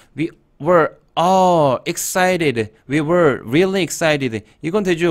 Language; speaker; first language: English; non-native, fluent; Korean